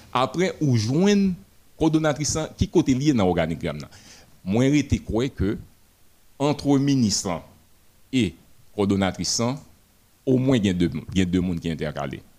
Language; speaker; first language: French; non-native, local second language; Haitian Creole